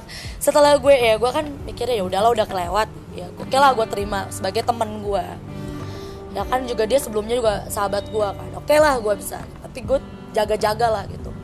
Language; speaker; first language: Indonesian; native; Indonesian